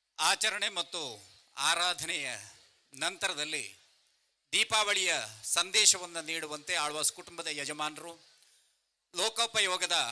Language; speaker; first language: Kannada; native; Kannada